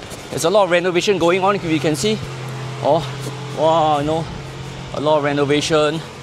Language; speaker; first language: English; non-native, local second language; Chinese